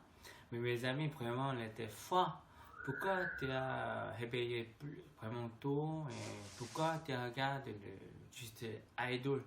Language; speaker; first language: French; non-native, learner; Korean